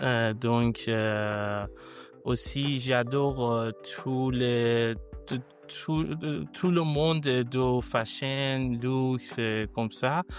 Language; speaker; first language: French; non-native, learner; Persian